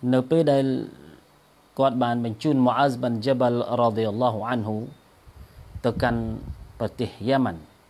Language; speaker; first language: Khmer; non-native, local second language; Eastern Cham